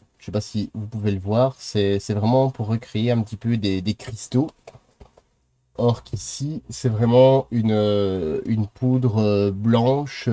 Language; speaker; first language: French; native; French